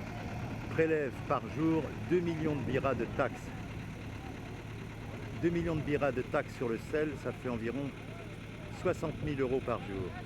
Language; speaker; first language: French; native; French